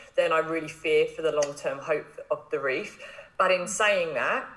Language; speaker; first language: English; native; English